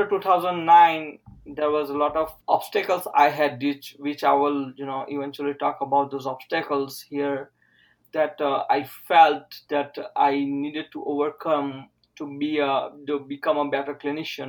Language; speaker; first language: English; non-native, local second language; Gujarati